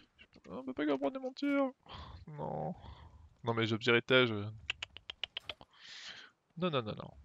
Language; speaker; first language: French; native; French